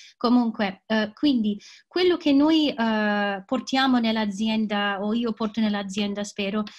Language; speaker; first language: Italian; non-native, fluent; English